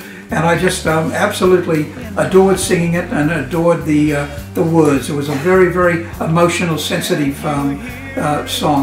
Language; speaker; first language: English; native; English